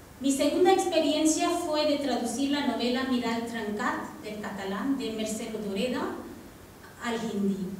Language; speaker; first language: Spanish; non-native, fluent; Tamil